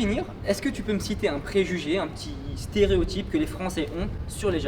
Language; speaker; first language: French; native; French